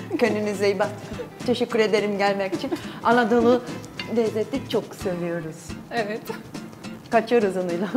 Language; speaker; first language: Turkish; non-native, learner; Portuguese